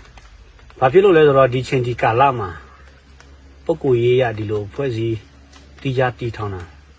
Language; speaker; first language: Burmese; non-native, local second language; S'gaw Karen